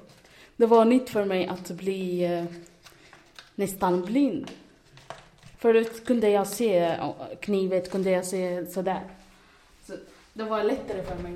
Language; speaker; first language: Swedish; non-native, fluent; Arabic